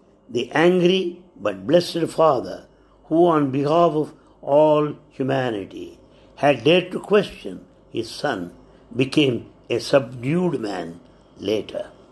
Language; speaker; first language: English; non-native, local second language; Telugu